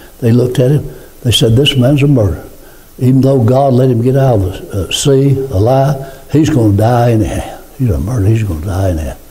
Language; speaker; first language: English; native; English